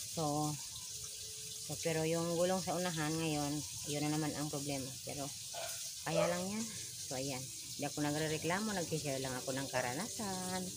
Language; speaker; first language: Filipino; non-native, local second language; Cebuano